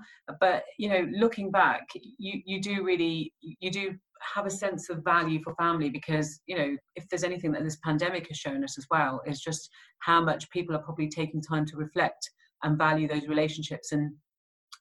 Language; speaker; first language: English; native; English